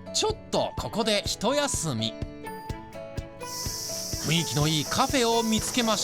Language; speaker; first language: Japanese; native; Japanese